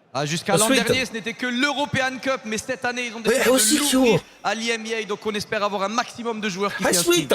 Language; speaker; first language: French; native; French